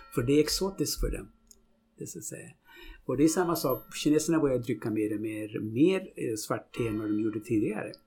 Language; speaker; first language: Swedish; non-native, fluent; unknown